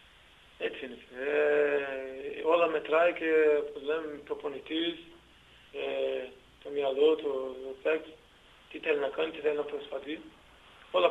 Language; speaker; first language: Greek; non-native, learner; Portuguese